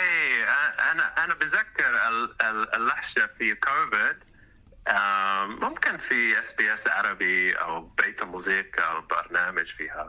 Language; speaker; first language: Arabic; non-native, learner; English